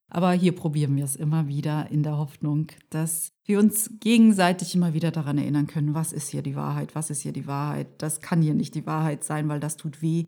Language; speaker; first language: German; early bilingual, other home language; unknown